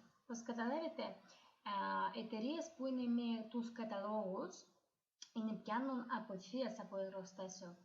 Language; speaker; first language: Greek; non-native, fluent; Ukrainian